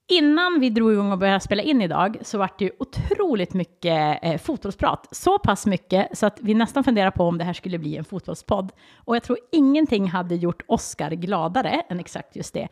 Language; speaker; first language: Swedish; native; Swedish